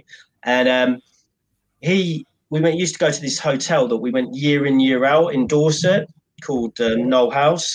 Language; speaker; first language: English; native; English